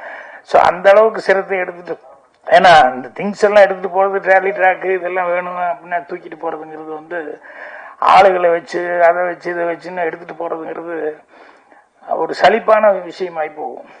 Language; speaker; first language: Tamil; native; Tamil